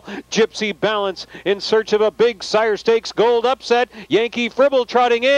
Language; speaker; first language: English; native; English